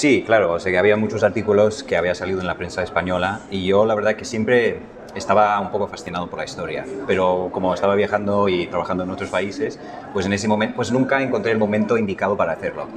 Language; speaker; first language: Spanish; non-native, fluent; English